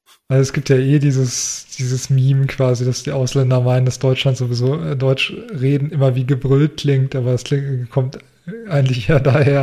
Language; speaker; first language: German; native; German